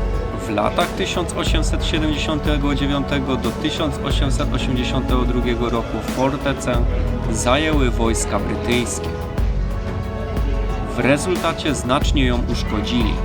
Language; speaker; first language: Polish; native; Polish